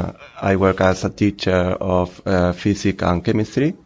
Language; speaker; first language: English; non-native, learner; Spanish